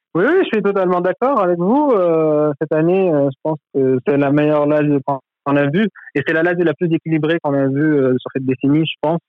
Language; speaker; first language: French; non-native, local second language; Arabic